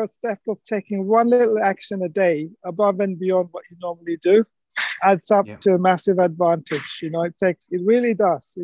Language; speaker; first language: English; non-native, local second language; Sinhala